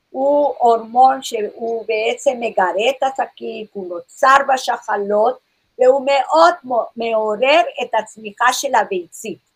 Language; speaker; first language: Hebrew; non-native, fluent; English